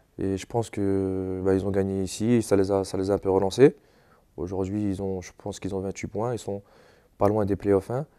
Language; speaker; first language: French; native; French